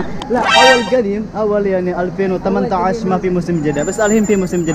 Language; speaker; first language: Arabic; non-native, learner; Indonesian